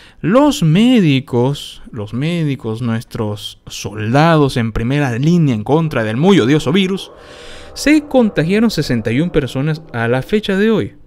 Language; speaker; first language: Spanish; native; Spanish